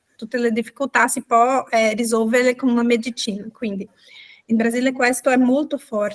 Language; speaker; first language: Italian; non-native, fluent; Portuguese